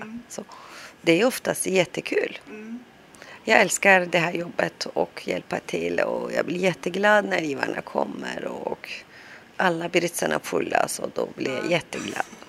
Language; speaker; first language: Swedish; non-native, local second language; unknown